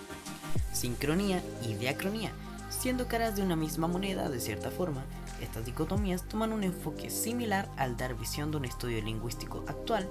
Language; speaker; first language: Spanish; native; Spanish